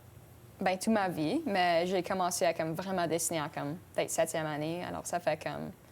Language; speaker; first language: French; non-native, local second language; English